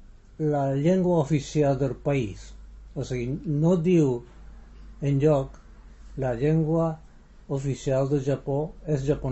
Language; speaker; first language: Catalan; non-native, fluent; Japanese